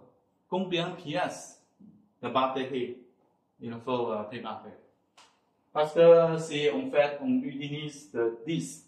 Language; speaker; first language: French; non-native, fluent; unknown